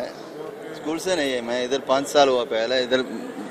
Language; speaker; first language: Hindi; non-native, local second language; Malayalam